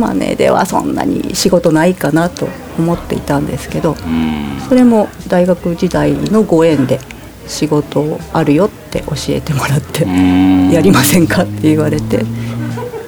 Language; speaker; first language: Japanese; native; Japanese